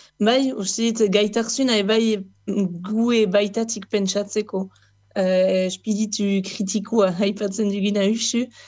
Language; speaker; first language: Basque; native; Basque